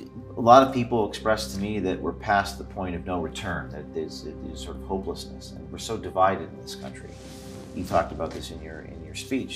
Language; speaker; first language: English; native; English